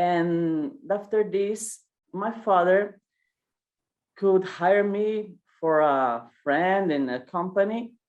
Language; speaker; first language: English; non-native, learner; Portuguese